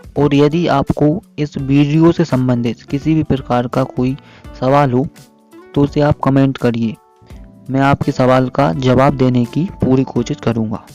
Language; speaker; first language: Hindi; native; Hindi